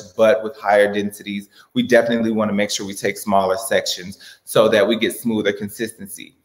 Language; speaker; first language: English; native; English